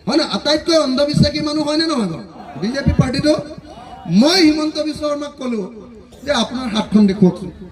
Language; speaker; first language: Assamese; native; Assamese